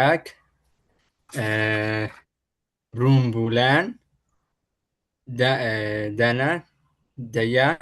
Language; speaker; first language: Indonesian; non-native, learner; Arabic